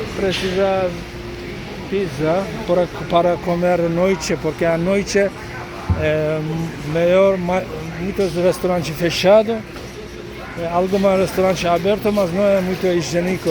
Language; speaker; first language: Portuguese; non-native, learner; Turkish